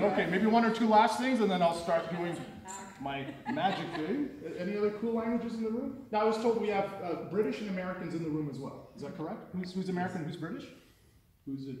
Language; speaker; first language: English; native; English